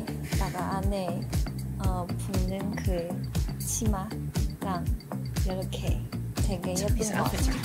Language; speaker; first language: Korean; non-native, fluent; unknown